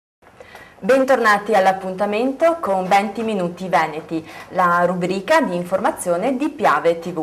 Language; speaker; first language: Italian; native; Italian